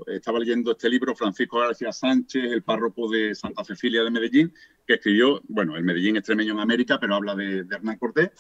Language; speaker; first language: Spanish; native; Spanish